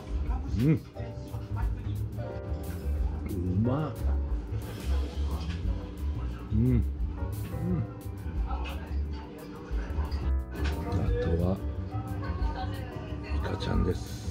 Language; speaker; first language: Japanese; native; Japanese